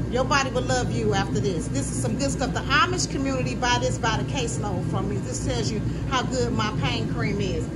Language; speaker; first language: English; native; English